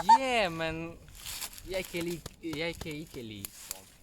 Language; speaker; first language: Danish; non-native, learner; Ukrainian